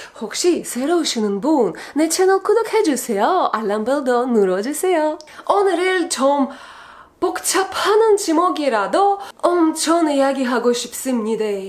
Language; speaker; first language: Korean; non-native, learner; Russian